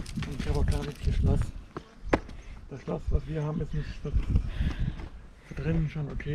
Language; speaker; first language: German; native; German